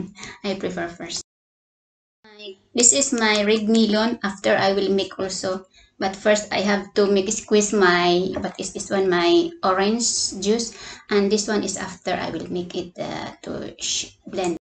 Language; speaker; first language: English; non-native, local second language; Cebuano